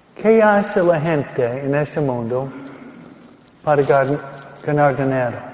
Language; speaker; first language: Spanish; non-native, fluent; English